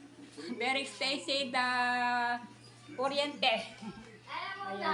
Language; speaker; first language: English; non-native, learner; Filipino